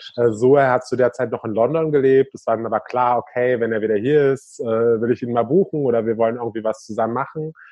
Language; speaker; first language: German; native; German